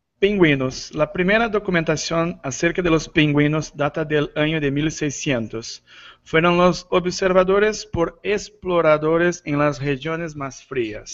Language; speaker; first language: Spanish; non-native, learner; Portuguese